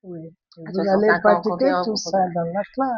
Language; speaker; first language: French; non-native, fluent; Igbo